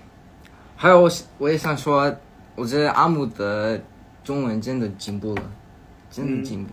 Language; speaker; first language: Chinese; non-native, learner; English